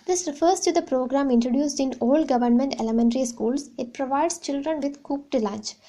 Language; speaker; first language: English; non-native, local second language; Malayalam